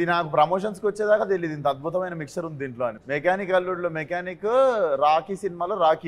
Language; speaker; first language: Telugu; native; Telugu